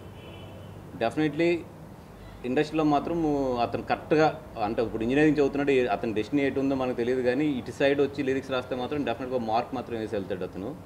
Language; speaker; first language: Telugu; native; Telugu